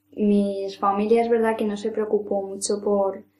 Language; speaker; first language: Spanish; native; Spanish